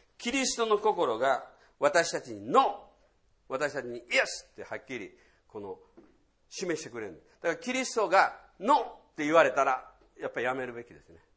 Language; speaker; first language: Japanese; native; Japanese